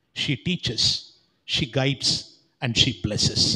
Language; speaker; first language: English; non-native, local second language; Tamil